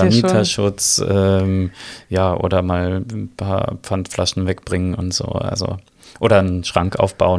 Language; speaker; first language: German; native; German